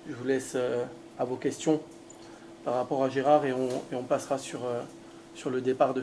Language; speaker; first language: French; non-native, local second language; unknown